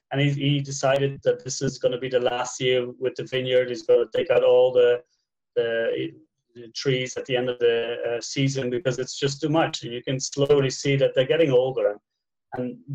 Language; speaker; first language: English; non-native, fluent; Dutch